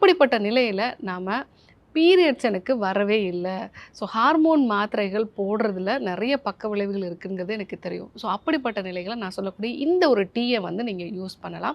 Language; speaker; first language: Tamil; native; Tamil